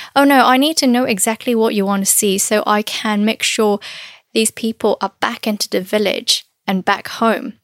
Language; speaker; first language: English; non-native, fluent; Chinese